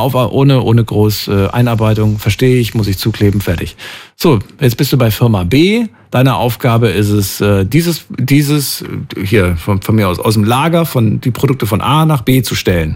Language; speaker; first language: German; native; German